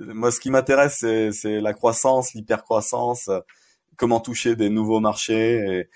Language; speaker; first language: French; native; French